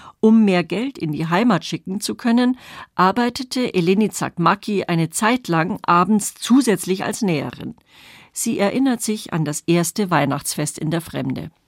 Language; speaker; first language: German; native; German